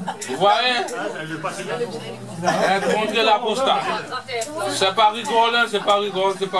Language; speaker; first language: French; non-native, fluent; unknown